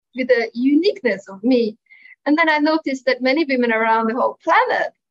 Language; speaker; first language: English; non-native, fluent; Norwegian